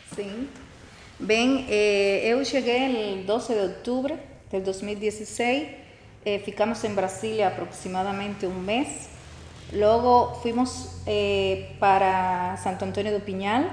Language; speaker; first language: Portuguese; non-native, learner; Spanish